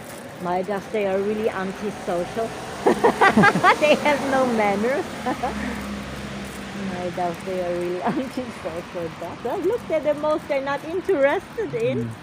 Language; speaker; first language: English; non-native, local second language; Filipino